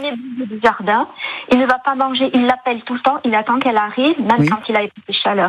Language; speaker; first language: French; native; French